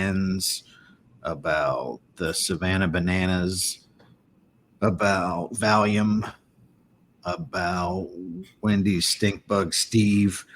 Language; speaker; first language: English; native; English